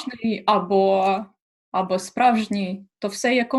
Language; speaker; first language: Ukrainian; native; Ukrainian